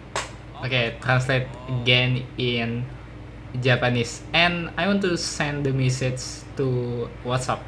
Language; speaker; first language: English; non-native, learner; Indonesian